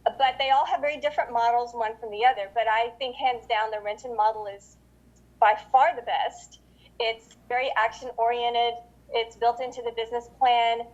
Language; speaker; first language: English; native; English